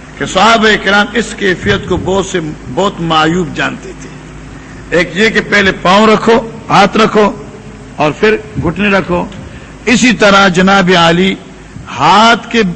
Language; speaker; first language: Urdu; non-native, local second language; Northern Hindko